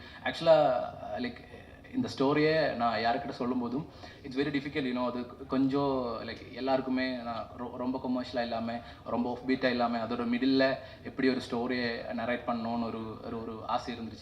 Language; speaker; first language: Tamil; non-native, learner; Malayalam